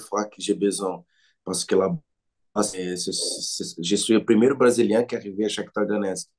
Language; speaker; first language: French; non-native, learner; Portuguese